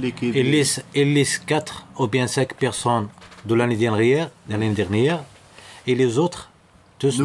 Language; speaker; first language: French; non-native, learner; Arabic